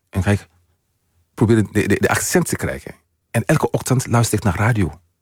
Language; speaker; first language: Dutch; non-native, fluent; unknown